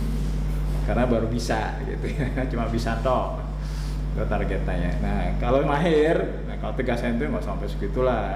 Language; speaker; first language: Indonesian; native; Indonesian